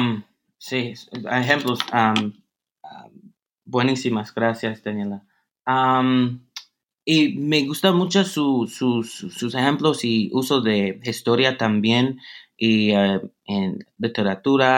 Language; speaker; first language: Spanish; non-native, fluent; English